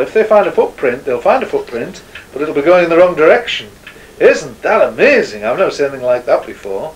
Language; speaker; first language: English; native; English